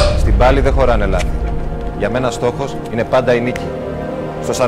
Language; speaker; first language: Greek; native; Greek